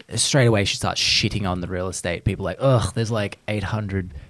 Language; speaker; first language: English; native; English